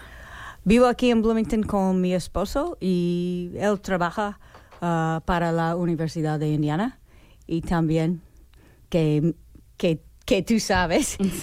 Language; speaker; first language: Spanish; non-native, learner; English